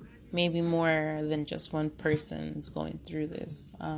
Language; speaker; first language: English; early bilingual, other home language; Spanish